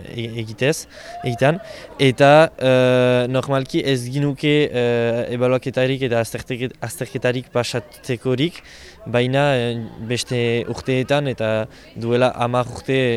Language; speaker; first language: Basque; native; Basque